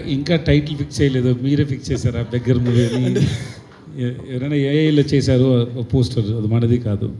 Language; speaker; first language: Telugu; non-native, learner; Tamil